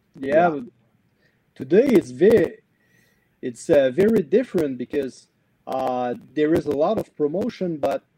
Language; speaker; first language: English; non-native, learner; French